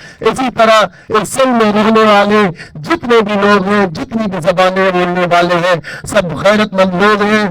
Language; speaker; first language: Urdu; non-native, local second language; Baluchi